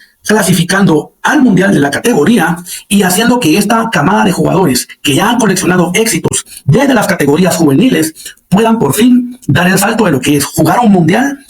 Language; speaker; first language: Spanish; native; Spanish